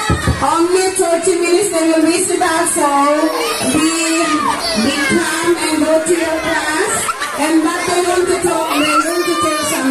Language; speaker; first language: English; non-native, learner; Indonesian